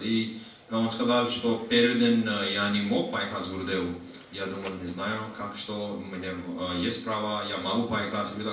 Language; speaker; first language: Russian; non-native, learner; Hindi